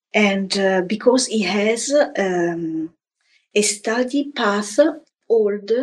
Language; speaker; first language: English; non-native, fluent; Italian